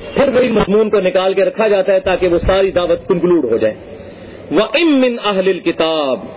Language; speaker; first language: Urdu; non-native, local second language; Punjabi